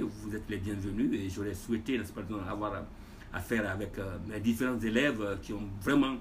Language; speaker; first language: French; non-native, local second language; Susu